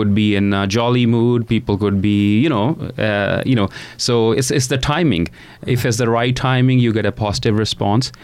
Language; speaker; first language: English; non-native, local second language; Punjabi